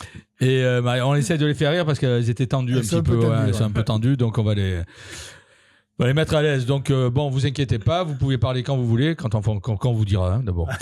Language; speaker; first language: French; native; French